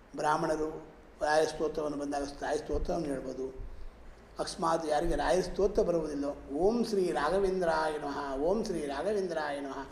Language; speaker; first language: Kannada; native; Kannada